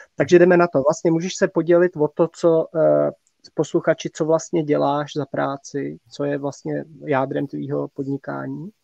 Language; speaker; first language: Czech; native; Czech